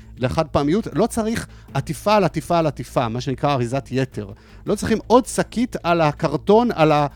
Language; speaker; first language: Hebrew; native; Hebrew